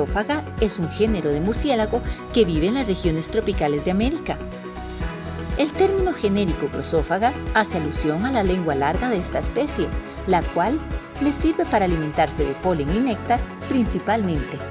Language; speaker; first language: Spanish; native; Spanish